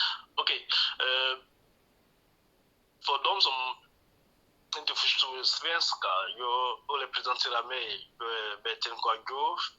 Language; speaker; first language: Swedish; non-native, learner; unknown